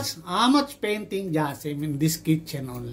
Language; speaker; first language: English; non-native, learner; Filipino